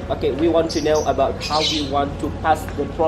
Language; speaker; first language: English; non-native, fluent; Indonesian